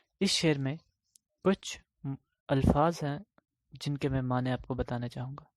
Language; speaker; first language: Urdu; non-native, local second language; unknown